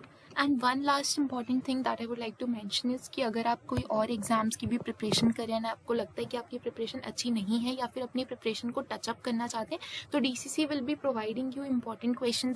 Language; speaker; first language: Hindi; native; Hindi